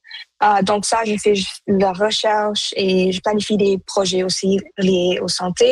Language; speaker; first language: French; non-native, local second language; Punjabi